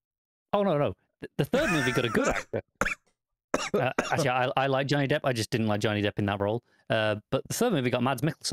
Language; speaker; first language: English; native; English